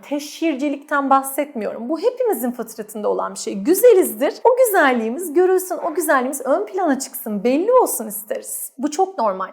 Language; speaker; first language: Turkish; native; Turkish